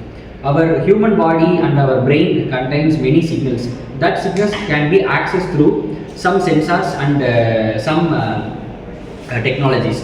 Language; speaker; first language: English; non-native, local second language; Tamil